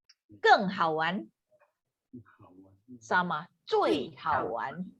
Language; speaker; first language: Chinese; non-native, fluent; Indonesian